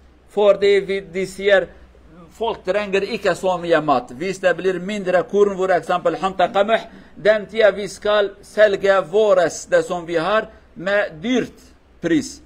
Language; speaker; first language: Norwegian; non-native, learner; Kurdish